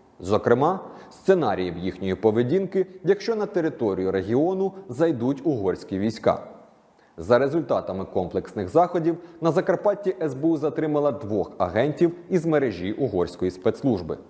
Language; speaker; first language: Ukrainian; native; Ukrainian